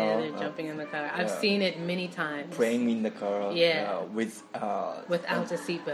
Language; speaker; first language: English; non-native, learner; Japanese